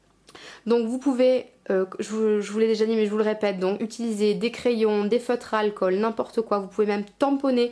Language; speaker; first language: French; native; French